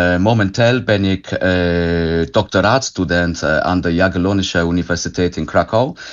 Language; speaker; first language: Dutch; non-native, learner; English